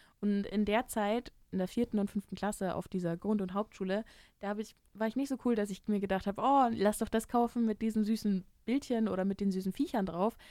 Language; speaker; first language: German; native; German